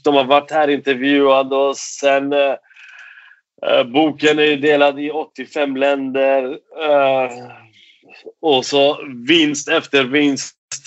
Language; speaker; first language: Swedish; non-native, fluent; Persian